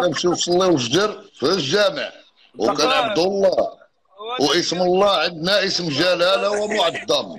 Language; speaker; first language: Arabic; native; Arabic